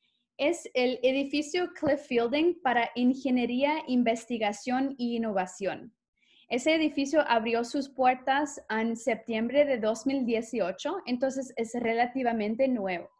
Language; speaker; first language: Spanish; non-native, fluent; English